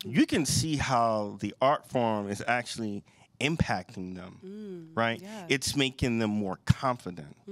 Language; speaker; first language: English; native; English